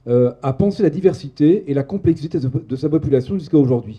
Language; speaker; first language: French; native; French